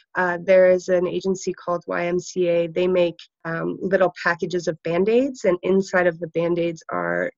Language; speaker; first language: English; native; English